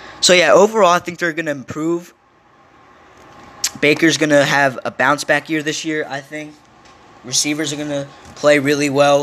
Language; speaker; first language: English; native; English